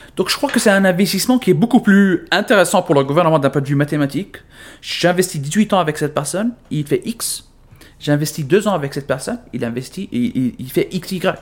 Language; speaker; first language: French; non-native, fluent; Arabic